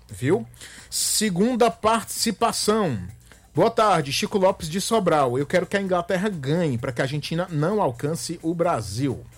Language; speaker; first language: Portuguese; native; Portuguese